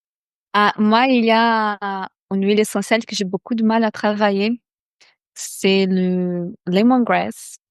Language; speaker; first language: French; non-native, fluent; Portuguese